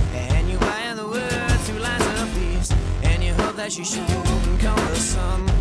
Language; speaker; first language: English; native; English